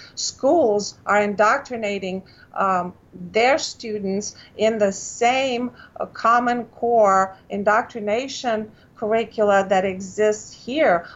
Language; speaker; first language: English; non-native, fluent; Romanian